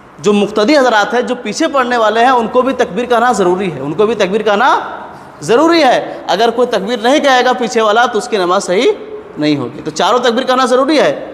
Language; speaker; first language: Urdu; native; Urdu